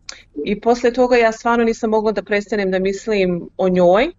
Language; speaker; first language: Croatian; early bilingual, heritage; Croatian